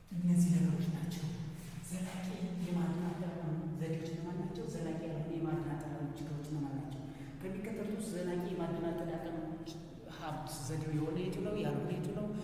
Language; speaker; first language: Amharic; native; Amharic